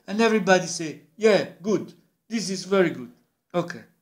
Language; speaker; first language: English; non-native, learner; Italian